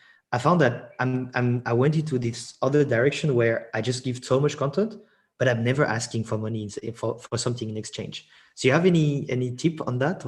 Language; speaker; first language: English; non-native, fluent; French